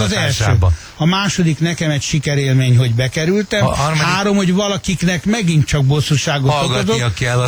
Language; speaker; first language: Hungarian; native; Hungarian